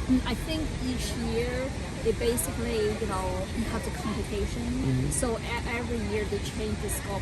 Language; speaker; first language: English; non-native, learner; Chinese